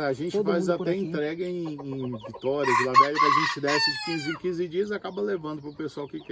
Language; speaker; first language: Portuguese; native; Portuguese